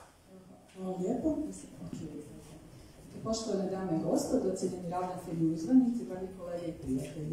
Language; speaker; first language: Croatian; native; Croatian